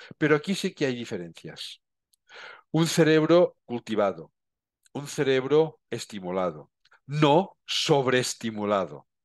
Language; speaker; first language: Spanish; non-native, local second language; Catalan